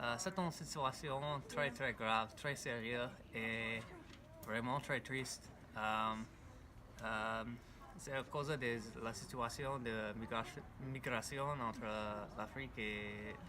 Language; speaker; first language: French; non-native, learner; English